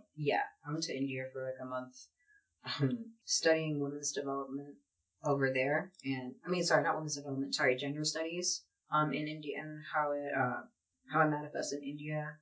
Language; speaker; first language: English; native; English